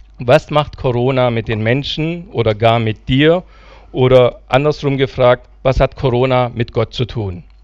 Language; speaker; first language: German; native; German